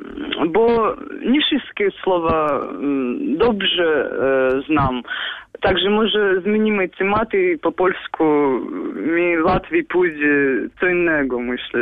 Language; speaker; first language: Polish; non-native, learner; Russian